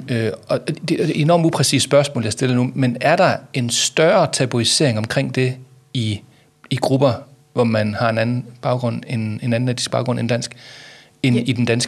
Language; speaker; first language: Danish; native; Danish